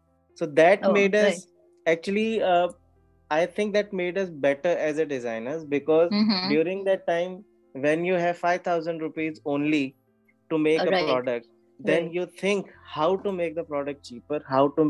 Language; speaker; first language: English; non-native, local second language; Hindi